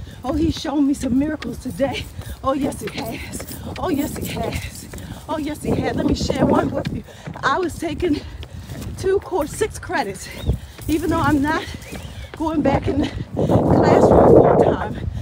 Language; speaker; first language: English; native; English